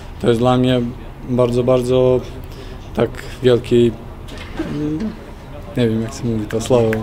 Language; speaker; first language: Polish; non-native, learner; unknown